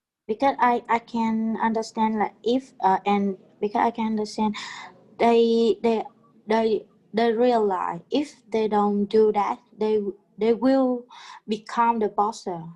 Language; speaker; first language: English; non-native, learner; Vietnamese